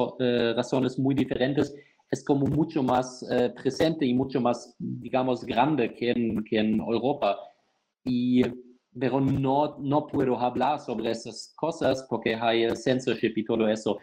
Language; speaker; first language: Spanish; non-native, fluent; German